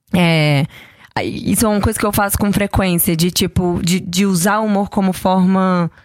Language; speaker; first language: Portuguese; native; Portuguese